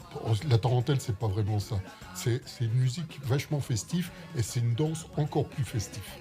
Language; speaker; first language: French; native; French